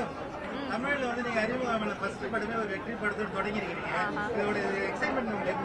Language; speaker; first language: Tamil; native; Tamil